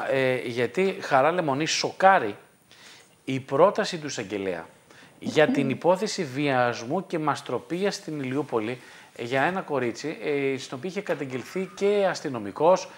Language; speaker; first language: Greek; native; Greek